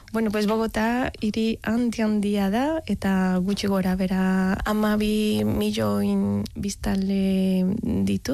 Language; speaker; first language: Basque; non-native, learner; Spanish